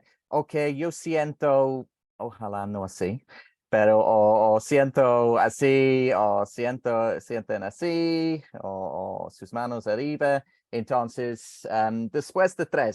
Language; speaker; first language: Spanish; non-native, fluent; English